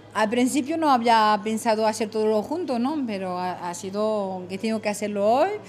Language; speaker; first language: Spanish; non-native, fluent; French